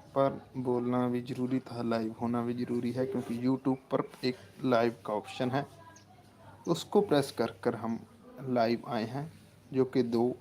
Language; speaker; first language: Hindi; non-native, local second language; Punjabi